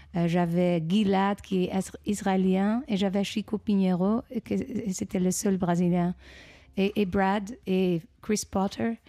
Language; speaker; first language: French; non-native, fluent; Dutch